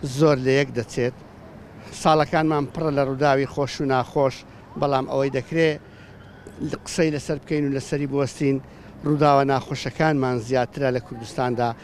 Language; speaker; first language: Central Kurdish; native; Central Kurdish